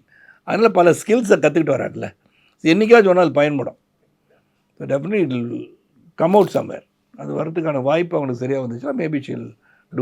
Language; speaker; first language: Tamil; native; Tamil